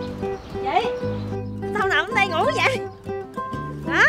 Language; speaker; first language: Korean; non-native, fluent; Vietnamese